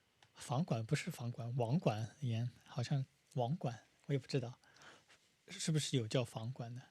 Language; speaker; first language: Chinese; native; Chinese